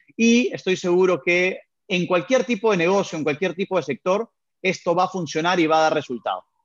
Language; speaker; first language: Spanish; native; Spanish